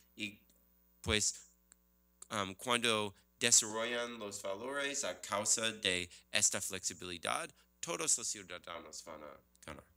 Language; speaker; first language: Spanish; non-native, learner; English